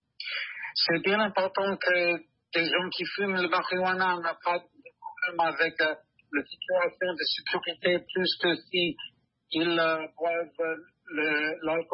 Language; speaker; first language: French; non-native, learner; English